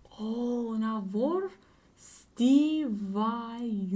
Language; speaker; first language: Russian; non-native, learner; English